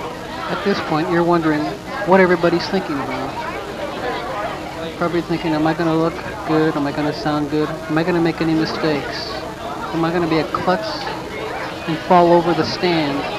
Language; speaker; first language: English; native; English